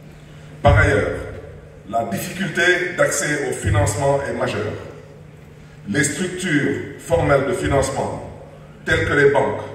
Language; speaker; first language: French; non-native, local second language; Wolof